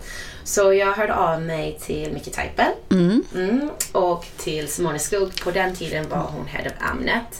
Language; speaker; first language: Swedish; non-native, fluent; English